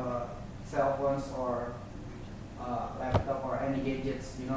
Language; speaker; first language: English; non-native, learner; Indonesian